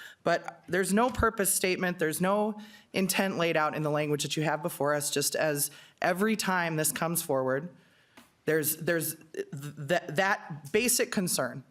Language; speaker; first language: English; native; English